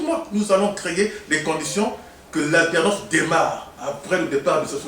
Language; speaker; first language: French; non-native, local second language; Lingala